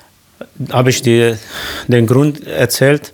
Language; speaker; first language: German; non-native, learner; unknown